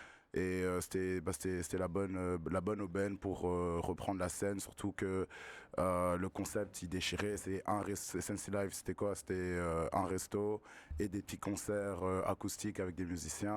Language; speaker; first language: French; native; French